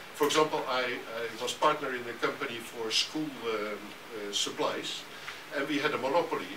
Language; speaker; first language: English; non-native, fluent; Dutch